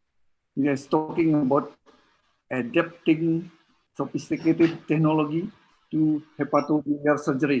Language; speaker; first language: English; non-native, learner; Indonesian